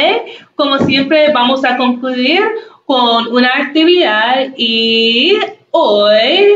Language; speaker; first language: Spanish; non-native, learner; English